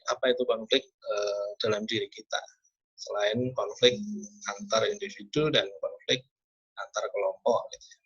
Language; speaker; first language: Indonesian; non-native, local second language; Javanese